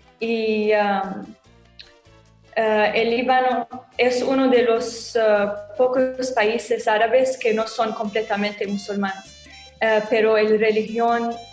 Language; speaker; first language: Spanish; non-native, learner; Arabic